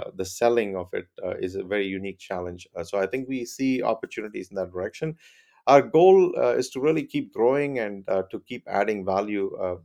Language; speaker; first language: English; non-native, local second language; Tamil